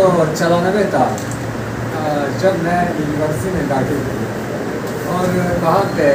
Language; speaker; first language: Hindi; non-native, learner; Japanese